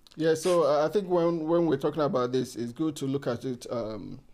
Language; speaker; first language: English; non-native, local second language; Igbo